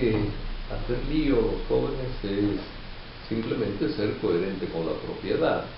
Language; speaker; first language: Spanish; native; Spanish